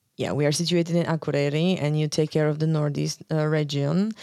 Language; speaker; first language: English; non-native, fluent; Slovak